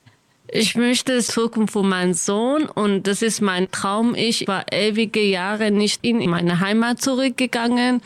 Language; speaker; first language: German; non-native, learner; Kurdish